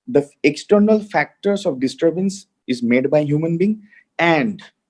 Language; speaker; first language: English; non-native, local second language; Hindi